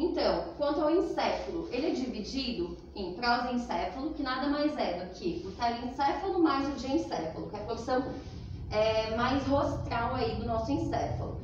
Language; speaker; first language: Portuguese; native; Portuguese